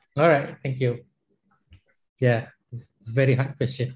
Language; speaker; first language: English; non-native, local second language; Malay